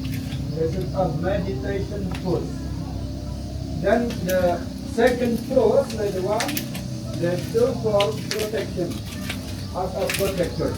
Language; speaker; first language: English; non-native, learner; Indonesian